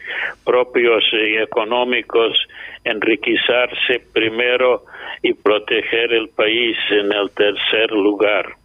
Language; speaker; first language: Spanish; non-native, fluent; English